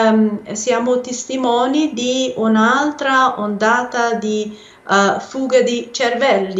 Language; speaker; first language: Italian; non-native, fluent; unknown